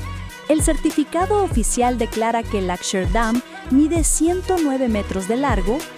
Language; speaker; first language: Spanish; native; Spanish